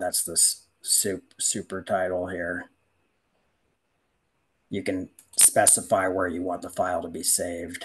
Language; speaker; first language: English; native; English